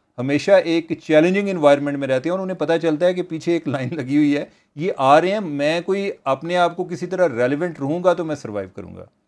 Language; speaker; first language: Urdu; non-native, local second language; Punjabi